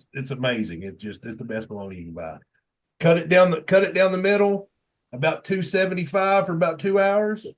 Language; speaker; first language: English; native; English